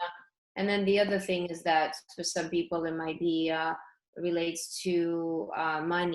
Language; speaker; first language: English; early bilingual, other home language; Russian